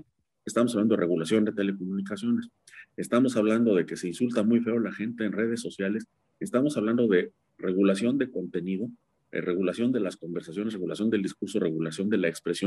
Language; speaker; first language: Spanish; native; Spanish